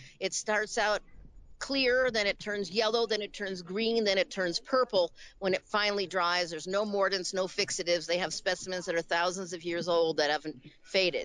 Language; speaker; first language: English; native; English